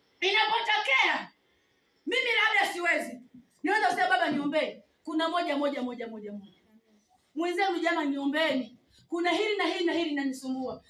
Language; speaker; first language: Swahili; native; Swahili